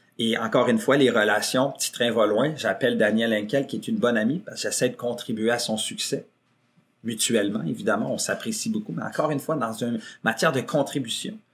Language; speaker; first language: French; native; French